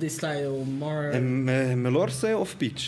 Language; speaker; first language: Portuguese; non-native, learner; Swiss German